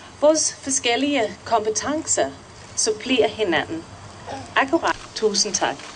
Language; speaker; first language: Danish; non-native, fluent; English